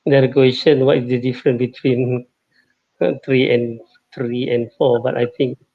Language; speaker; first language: English; non-native, local second language; Malay